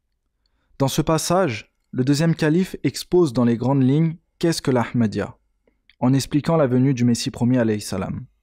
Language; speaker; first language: French; native; French